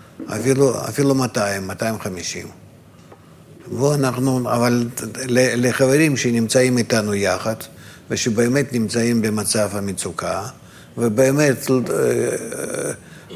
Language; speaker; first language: Hebrew; non-native, fluent; Russian